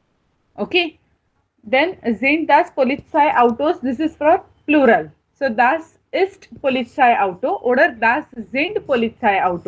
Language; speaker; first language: German; non-native, fluent; Hindi